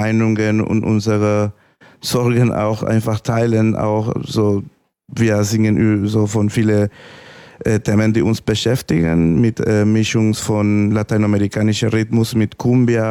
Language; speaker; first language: German; non-native, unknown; Spanish